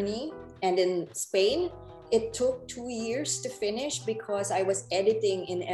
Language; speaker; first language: English; non-native, local second language; Filipino